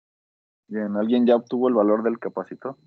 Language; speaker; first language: Spanish; native; Spanish